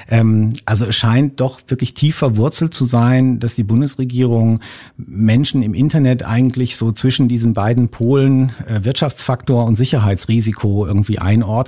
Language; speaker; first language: German; native; German